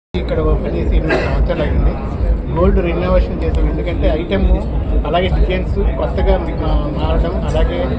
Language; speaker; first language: Telugu; native; Telugu